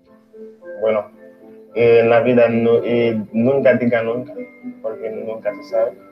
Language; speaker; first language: Spanish; non-native, local second language; Haitian Creole